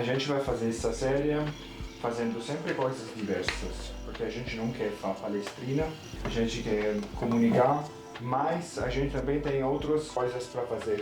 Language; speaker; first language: Portuguese; non-native, fluent; Italian